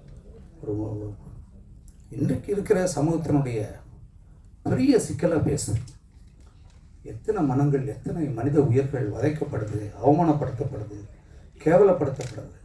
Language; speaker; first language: Tamil; native; Tamil